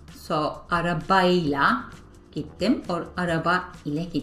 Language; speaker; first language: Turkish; non-native, fluent; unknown